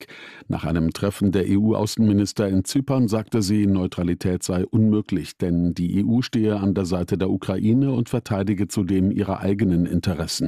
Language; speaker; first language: German; native; German